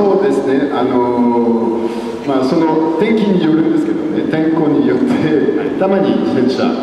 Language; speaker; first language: Japanese; non-native, fluent; French